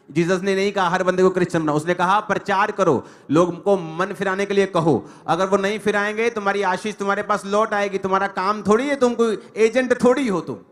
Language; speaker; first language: Hindi; non-native, local second language; Punjabi